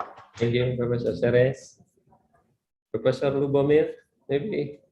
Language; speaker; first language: English; non-native, learner; Indonesian